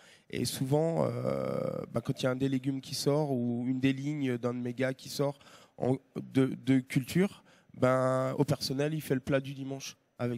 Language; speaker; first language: French; native; French